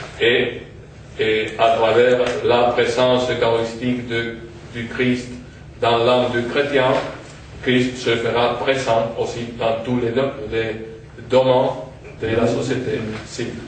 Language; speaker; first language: French; non-native, fluent; Spanish